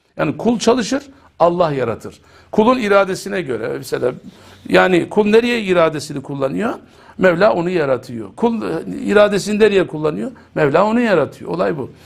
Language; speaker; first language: Turkish; native; Turkish